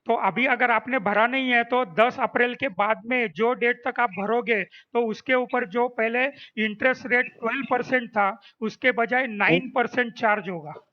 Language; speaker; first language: Hindi; non-native, local second language; Marathi